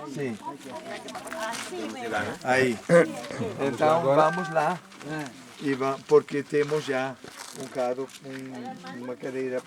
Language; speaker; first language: Portuguese; non-native, fluent; Spanish